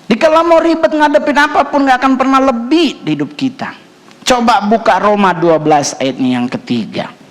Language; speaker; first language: Indonesian; native; Indonesian